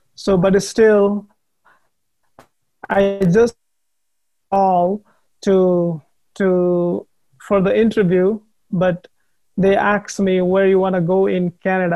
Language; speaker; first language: English; non-native, learner; Nepali